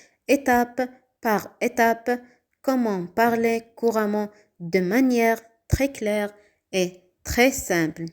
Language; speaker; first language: French; non-native, fluent; Arabic